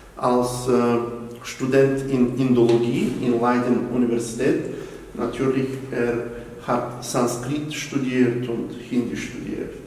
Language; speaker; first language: German; non-native, fluent; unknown